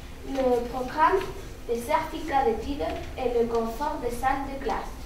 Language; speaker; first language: French; non-native, learner; Spanish